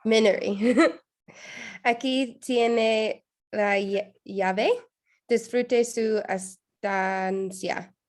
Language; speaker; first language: Spanish; non-native, learner; English